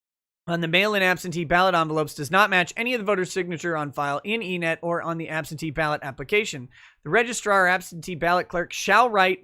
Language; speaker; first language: English; native; English